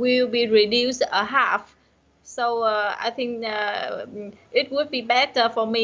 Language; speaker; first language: English; non-native, learner; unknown